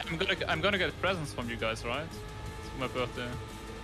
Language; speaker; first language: English; non-native, fluent; German